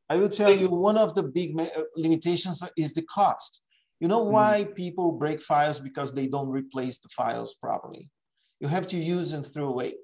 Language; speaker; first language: English; non-native, fluent; Portuguese